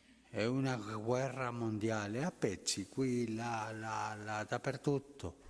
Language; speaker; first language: Italian; non-native, fluent; Spanish